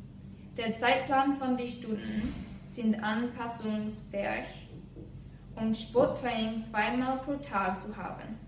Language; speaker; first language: German; non-native, learner; English